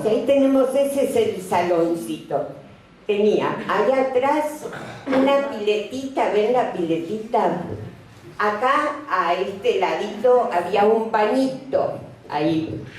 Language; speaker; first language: Spanish; native; Spanish